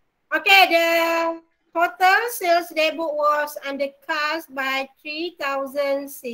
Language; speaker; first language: English; non-native, local second language; Malay